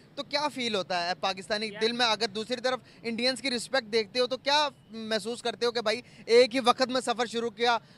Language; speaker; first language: Urdu; native; Urdu